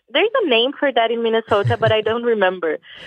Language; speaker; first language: English; non-native, fluent; Portuguese